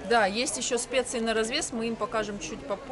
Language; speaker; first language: Russian; native; Russian